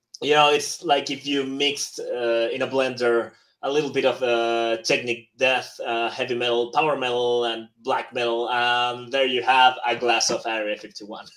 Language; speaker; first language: English; non-native, fluent; Spanish